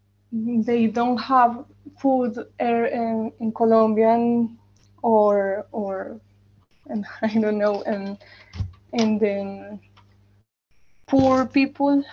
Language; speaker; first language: English; non-native, learner; Spanish